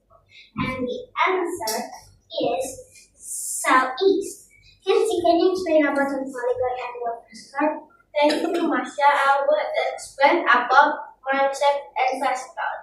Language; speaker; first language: English; non-native, learner; Indonesian